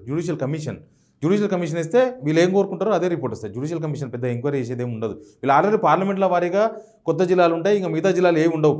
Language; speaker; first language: Telugu; native; Telugu